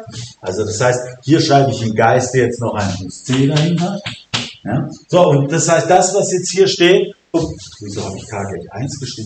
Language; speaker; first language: German; native; German